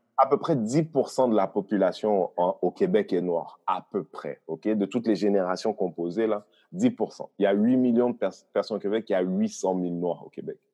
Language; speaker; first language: French; early bilingual, other home language; Haitian Creole